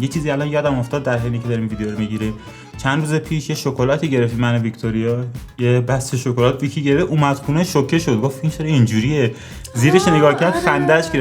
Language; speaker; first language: Persian; native; Persian